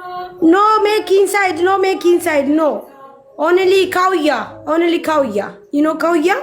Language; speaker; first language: English; non-native, learner; Amharic